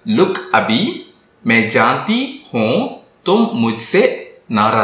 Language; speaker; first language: Hindi; non-native, local second language; Tamil